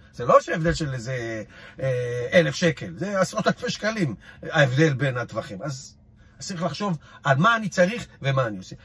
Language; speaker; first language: Hebrew; native; Hebrew